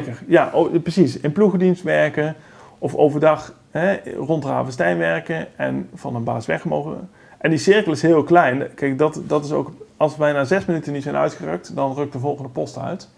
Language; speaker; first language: Dutch; native; Dutch